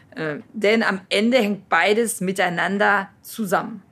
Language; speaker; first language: German; native; German